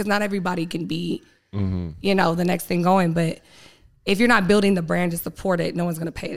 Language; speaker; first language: English; native; English